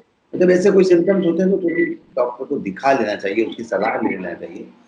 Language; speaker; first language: Hindi; native; Hindi